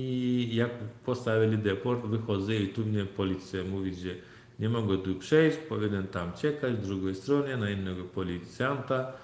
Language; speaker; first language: Polish; non-native, learner; Turkmen